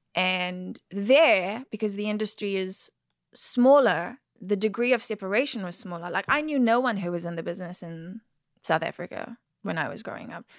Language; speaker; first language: English; native; English